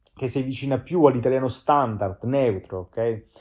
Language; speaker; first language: Italian; native; Italian